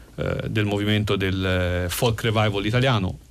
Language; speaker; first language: Italian; native; Italian